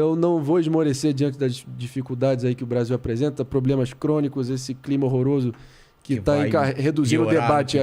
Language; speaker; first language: Portuguese; native; Portuguese